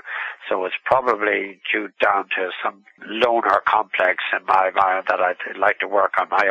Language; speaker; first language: English; native; English